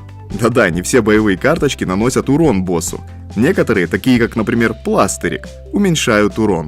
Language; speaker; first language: Russian; native; Russian